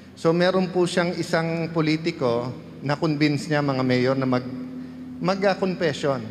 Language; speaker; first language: Filipino; native; Filipino